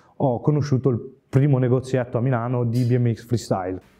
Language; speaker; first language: Italian; native; Italian